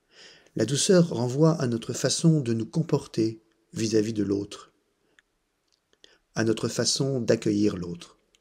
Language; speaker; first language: French; native; French